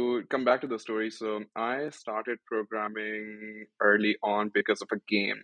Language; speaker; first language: English; non-native, local second language; Urdu